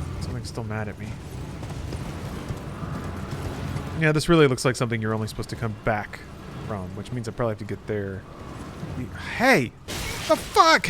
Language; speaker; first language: English; native; English